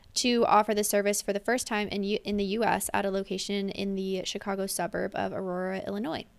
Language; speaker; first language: English; native; English